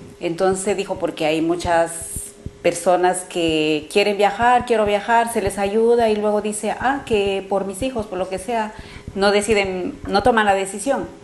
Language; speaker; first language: Spanish; native; Spanish